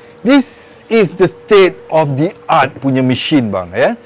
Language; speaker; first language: English; non-native, local second language; Malay